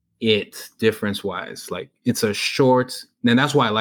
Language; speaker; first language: English; non-native, local second language; Igbo